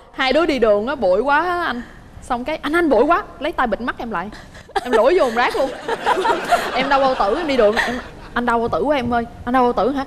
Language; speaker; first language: Vietnamese; native; Vietnamese